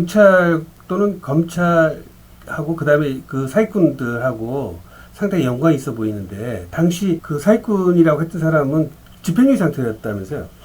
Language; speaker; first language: Korean; native; Korean